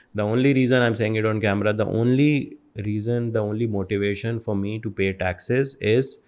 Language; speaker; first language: English; non-native, local second language; Urdu